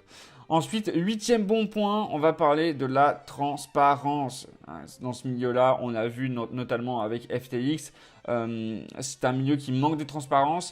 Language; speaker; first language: French; native; French